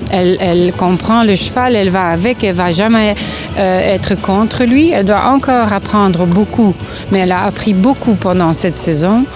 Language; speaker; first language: French; non-native, local second language; Dutch